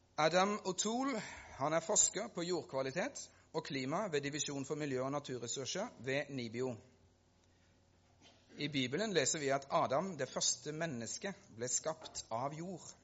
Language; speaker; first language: Norwegian; native; Norwegian